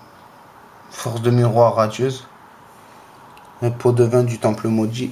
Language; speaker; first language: French; native; French